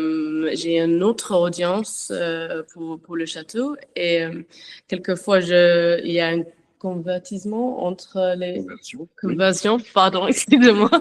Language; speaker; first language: French; non-native, learner; English